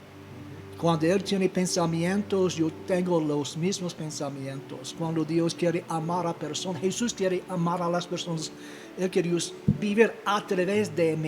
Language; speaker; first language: Spanish; non-native, fluent; English